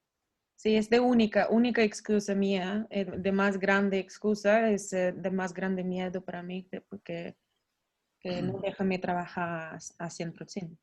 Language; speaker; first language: Spanish; non-native, learner; Russian